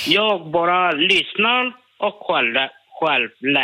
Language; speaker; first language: Swedish; non-native, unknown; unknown